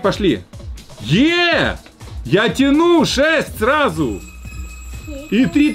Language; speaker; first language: Russian; native; Russian